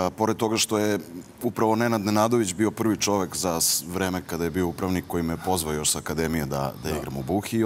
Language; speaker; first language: Serbian; native; Serbian